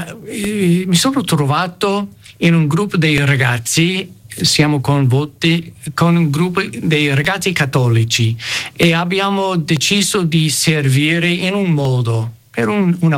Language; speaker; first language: Italian; non-native, fluent; English